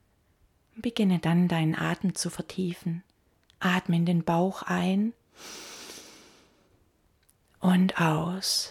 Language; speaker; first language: German; native; German